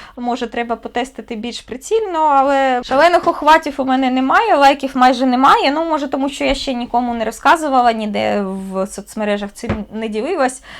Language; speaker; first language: Ukrainian; non-native, local second language; Russian